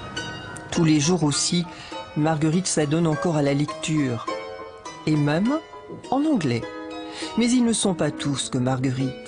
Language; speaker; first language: French; native; French